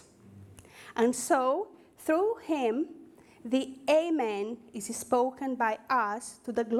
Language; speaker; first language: English; non-native, fluent; Portuguese